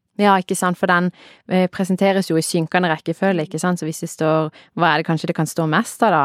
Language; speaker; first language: Norwegian; native; Norwegian